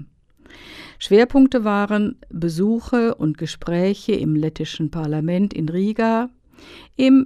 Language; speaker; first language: German; native; German